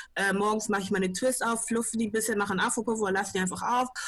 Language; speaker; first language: German; native; German